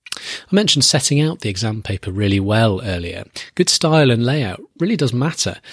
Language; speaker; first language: English; native; English